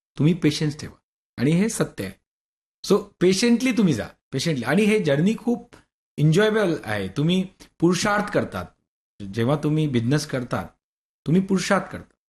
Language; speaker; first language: Marathi; non-native, local second language; Hindi